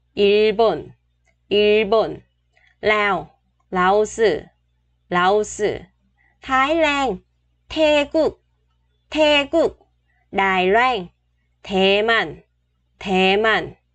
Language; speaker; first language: Korean; non-native, fluent; Vietnamese